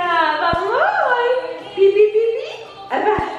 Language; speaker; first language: Dutch; native; Dutch